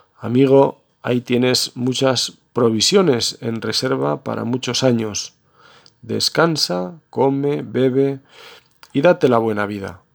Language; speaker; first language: Spanish; native; Spanish